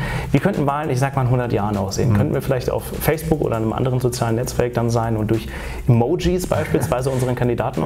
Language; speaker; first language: German; native; German